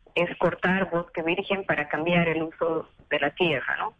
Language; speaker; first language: Spanish; native; Spanish